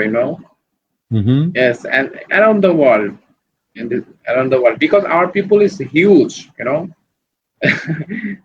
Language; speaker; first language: English; non-native, learner; Bangla